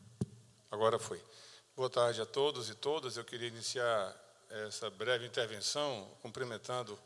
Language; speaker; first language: Portuguese; native; Portuguese